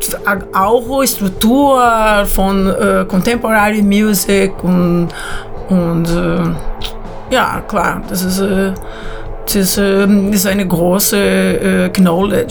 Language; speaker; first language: German; non-native, learner; Portuguese